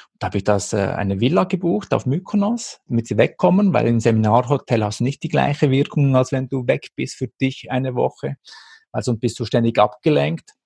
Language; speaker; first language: German; early bilingual, other home language; Greek